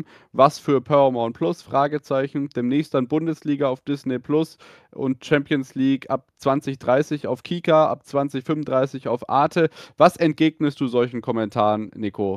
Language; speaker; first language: German; native; German